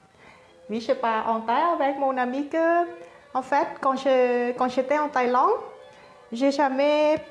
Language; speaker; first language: French; non-native, learner; Thai